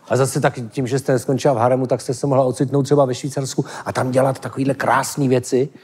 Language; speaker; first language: Czech; native; Czech